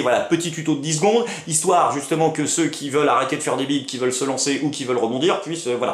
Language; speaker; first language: French; native; French